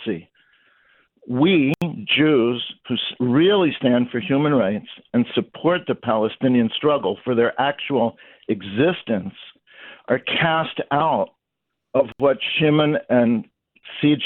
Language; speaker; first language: English; native; English